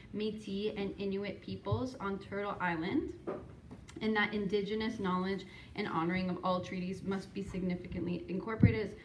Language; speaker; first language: English; native; English